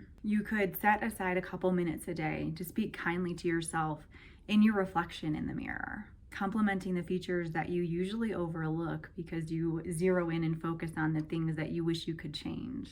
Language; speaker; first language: English; native; English